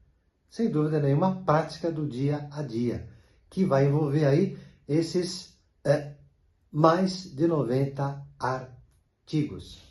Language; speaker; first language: Portuguese; native; Portuguese